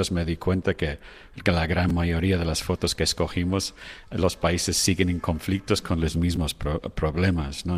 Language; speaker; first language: Spanish; non-native, fluent; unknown